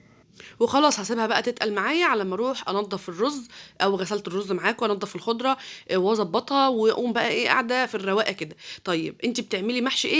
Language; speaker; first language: Arabic; native; Arabic